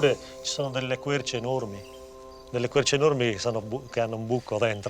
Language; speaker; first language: Italian; native; Italian